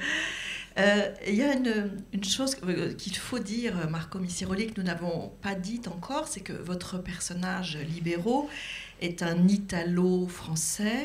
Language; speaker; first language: French; native; French